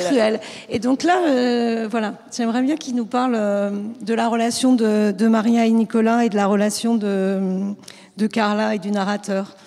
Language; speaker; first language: French; native; French